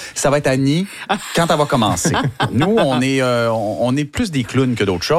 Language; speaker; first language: French; native; French